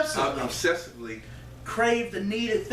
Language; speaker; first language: English; native; English